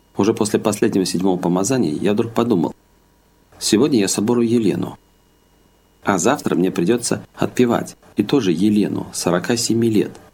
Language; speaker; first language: Russian; native; Russian